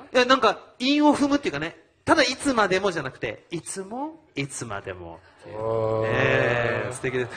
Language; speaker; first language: Japanese; native; Japanese